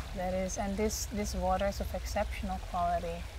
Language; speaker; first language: English; non-native, fluent; Dutch